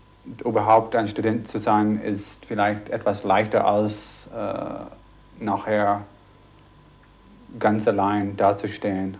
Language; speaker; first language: German; non-native, fluent; English